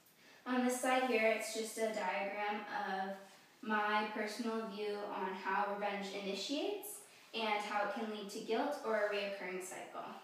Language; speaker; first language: English; native; English